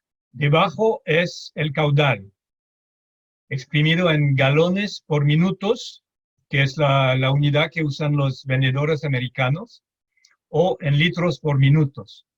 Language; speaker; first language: Spanish; non-native, fluent; French